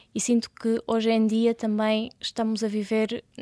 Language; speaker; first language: Portuguese; early bilingual, other home language; Russian